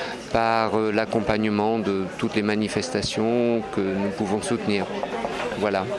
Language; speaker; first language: French; native; French